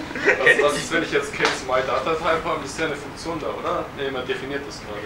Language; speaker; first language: German; native; German